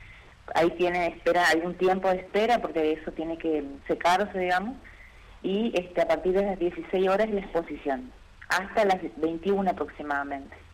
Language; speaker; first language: Spanish; native; Spanish